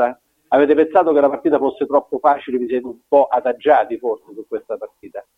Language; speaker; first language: Italian; native; Italian